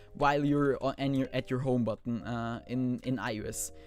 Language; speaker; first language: English; non-native, fluent; German